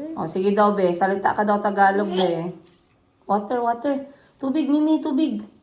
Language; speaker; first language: Filipino; non-native, local second language; Cebuano